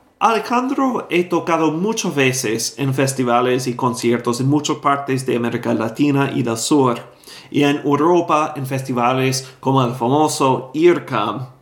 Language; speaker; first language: Spanish; non-native, fluent; English